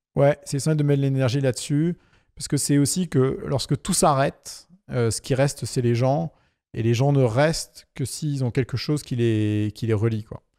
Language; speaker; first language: French; native; French